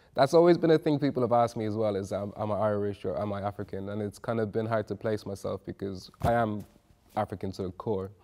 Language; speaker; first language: English; native; English